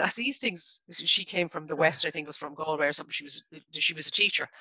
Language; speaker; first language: English; native; English